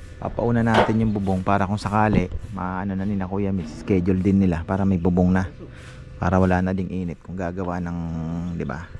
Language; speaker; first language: Filipino; native; Filipino